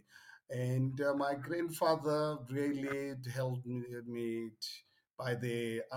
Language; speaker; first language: English; non-native, local second language; Northern Sotho